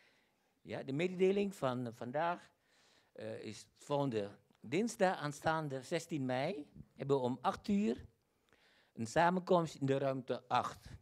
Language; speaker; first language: Dutch; non-native, fluent; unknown